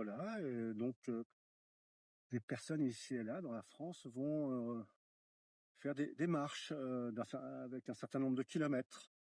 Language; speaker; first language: French; native; French